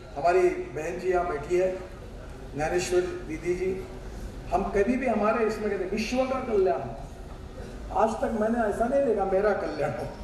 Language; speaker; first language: Hindi; non-native, local second language; Marathi